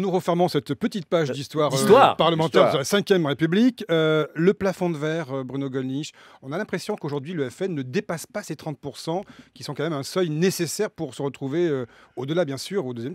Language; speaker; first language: French; native; French